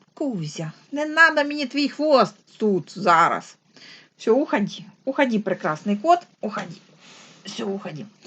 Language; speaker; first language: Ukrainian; non-native, local second language; Russian